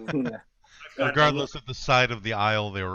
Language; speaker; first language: English; native; English